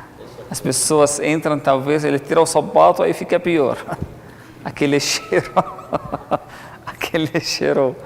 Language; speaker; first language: Portuguese; non-native, fluent; Arabic